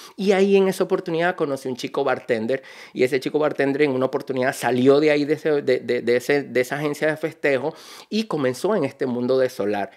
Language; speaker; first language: Spanish; native; Spanish